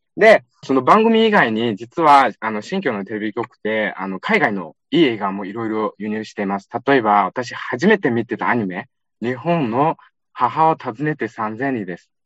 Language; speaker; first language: Japanese; non-native, fluent; Uyghur